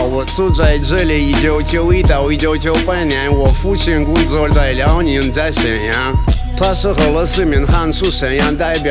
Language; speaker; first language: Chinese; non-native, learner; Russian